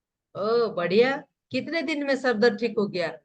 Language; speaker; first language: Hindi; native; Hindi